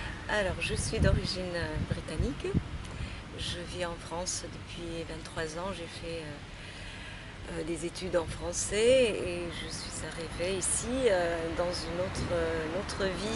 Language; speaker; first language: French; non-native, fluent; English